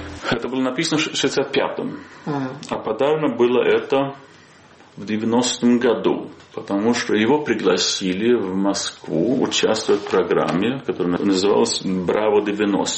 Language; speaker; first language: Russian; non-native, fluent; Swedish